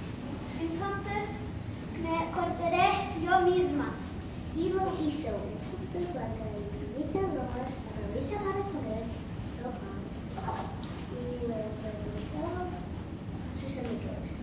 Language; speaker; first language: Spanish; non-native, learner; English